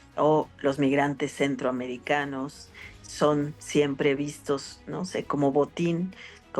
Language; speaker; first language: Spanish; native; Spanish